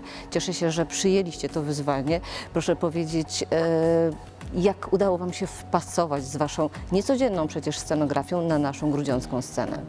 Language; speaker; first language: Polish; native; Polish